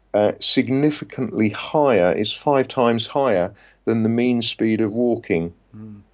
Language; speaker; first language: English; native; English